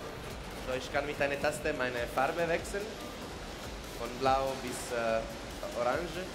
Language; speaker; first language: German; non-native, fluent; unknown